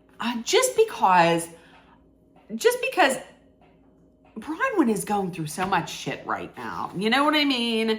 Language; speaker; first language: English; native; English